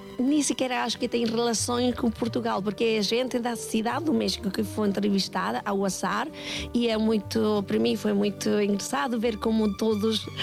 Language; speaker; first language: Portuguese; non-native, fluent; Spanish